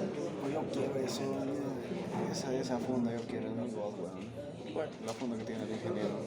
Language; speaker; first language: Spanish; native; Spanish